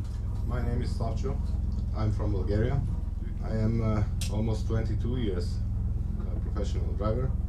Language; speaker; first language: English; non-native, learner; Bulgarian